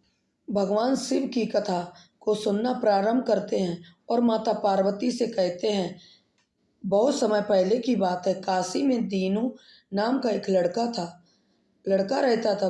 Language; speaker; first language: Hindi; native; Hindi